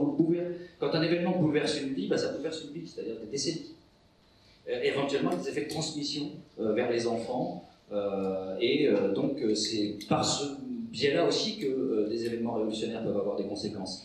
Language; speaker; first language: French; native; French